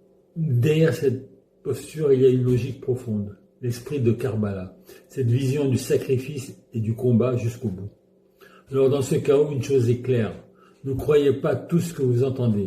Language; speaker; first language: French; native; French